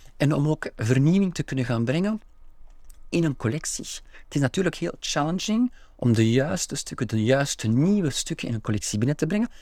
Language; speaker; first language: Dutch; native; Dutch